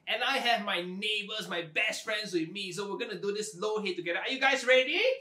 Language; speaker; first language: English; native; English